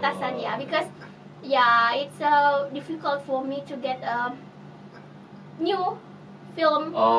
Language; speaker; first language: English; non-native, fluent; Indonesian